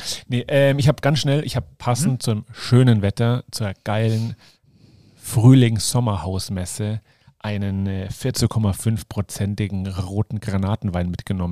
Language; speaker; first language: German; native; German